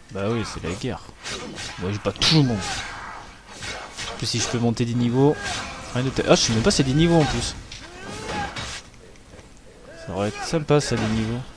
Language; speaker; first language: French; native; French